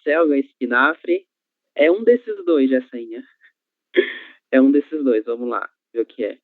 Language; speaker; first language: Portuguese; native; Portuguese